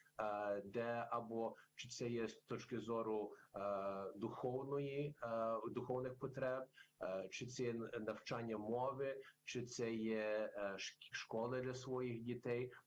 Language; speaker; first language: Ukrainian; early bilingual, heritage; English